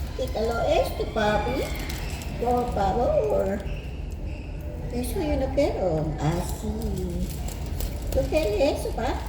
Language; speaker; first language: Spanish; non-native, learner; Filipino